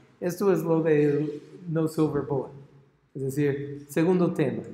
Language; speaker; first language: Spanish; non-native, fluent; English